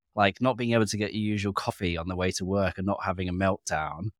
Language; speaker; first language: English; native; English